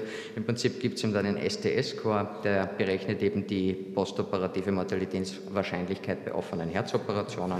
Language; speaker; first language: German; native; German